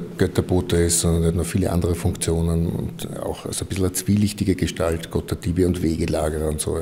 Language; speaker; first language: German; native; German